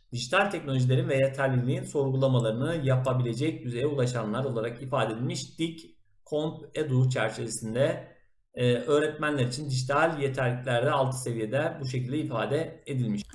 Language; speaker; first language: Turkish; native; Turkish